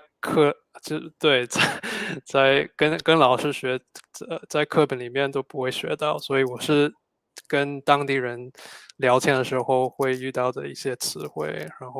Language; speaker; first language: Chinese; non-native, fluent; English